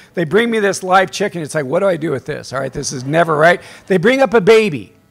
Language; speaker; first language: English; native; English